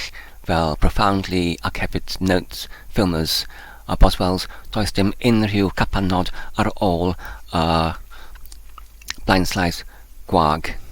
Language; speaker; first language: Welsh; non-native, learner; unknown